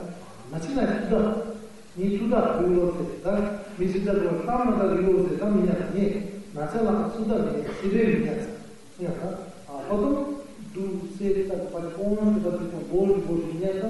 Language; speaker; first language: Russian; non-native, learner; Tibetan